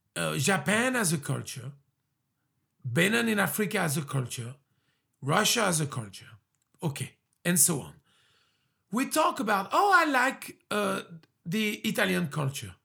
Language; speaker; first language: English; early bilingual, other home language; French